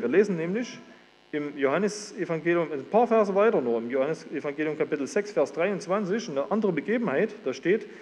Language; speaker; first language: German; native; German